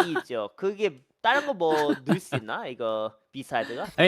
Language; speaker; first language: Korean; early bilingual, heritage; Korean